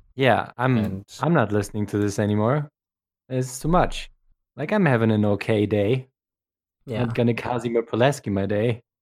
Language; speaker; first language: English; non-native, fluent; German